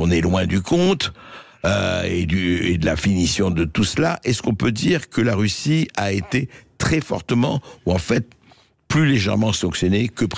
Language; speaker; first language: French; native; French